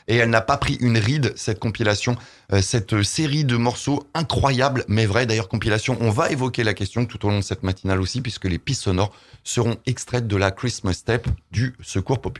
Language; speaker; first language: French; native; French